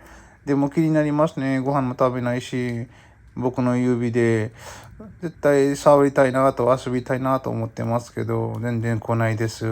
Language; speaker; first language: Japanese; non-native, learner; Vietnamese